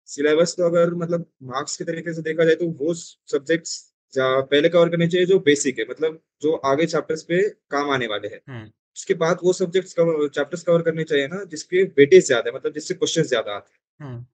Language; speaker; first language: Hindi; non-native, local second language; Marathi